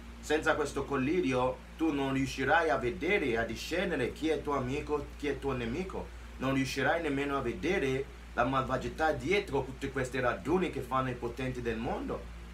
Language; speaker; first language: Italian; non-native, fluent; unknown